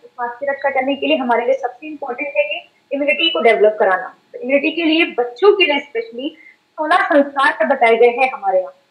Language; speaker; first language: Hindi; native; Hindi